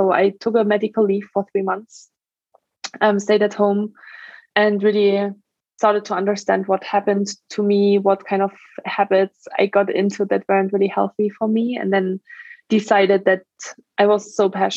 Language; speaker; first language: English; non-native, fluent; German